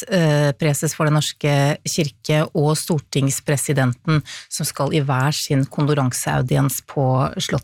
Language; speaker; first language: Norwegian; native; Norwegian